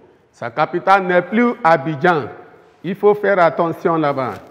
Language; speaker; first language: French; non-native, fluent; Yoruba